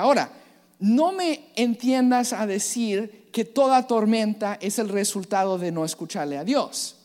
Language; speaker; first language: Spanish; native; Spanish